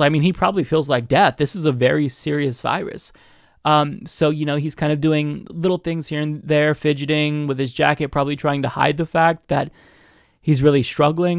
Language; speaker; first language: English; native; English